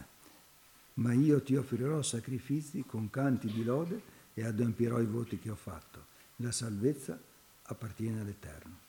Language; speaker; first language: Italian; native; Italian